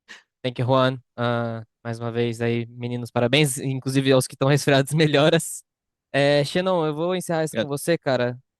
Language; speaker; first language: Portuguese; native; Portuguese